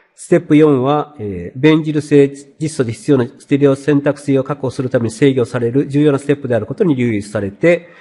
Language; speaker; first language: Japanese; native; Japanese